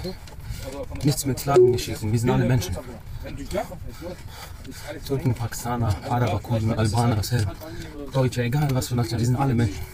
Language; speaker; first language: German; non-native, fluent; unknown